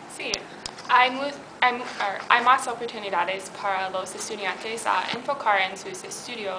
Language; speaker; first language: Spanish; non-native, learner; English